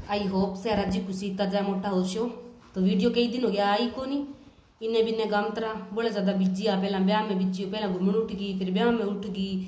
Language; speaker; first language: Hindi; native; Hindi